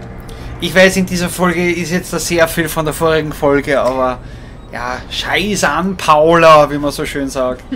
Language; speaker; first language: German; native; German